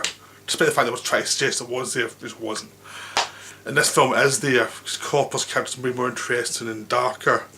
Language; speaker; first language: English; native; English